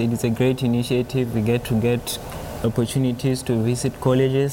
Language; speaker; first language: English; non-native, local second language; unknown